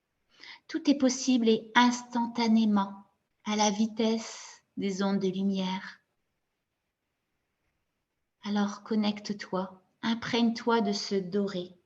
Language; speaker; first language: French; native; French